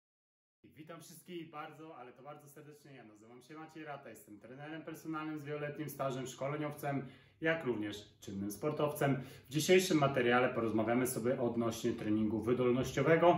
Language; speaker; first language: Polish; native; Polish